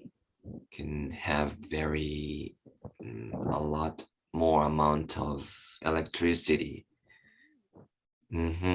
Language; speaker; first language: English; non-native, learner; Japanese